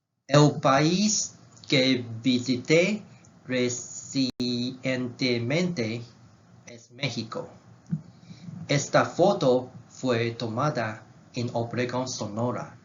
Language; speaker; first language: Spanish; non-native, learner; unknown